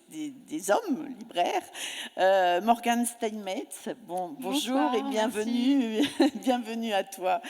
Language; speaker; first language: French; native; French